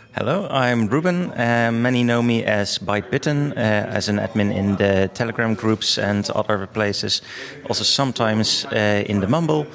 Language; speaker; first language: English; non-native, fluent; Dutch